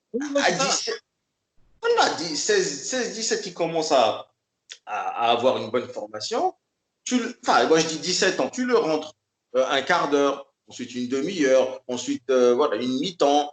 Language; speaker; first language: French; native; French